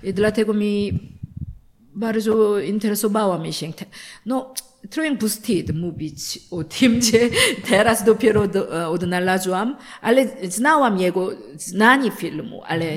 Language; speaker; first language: Polish; non-native, learner; Korean